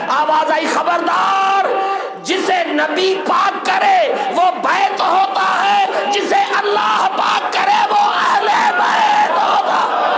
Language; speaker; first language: Urdu; non-native, local second language; Sindhi